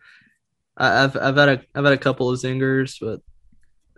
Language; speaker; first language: English; native; English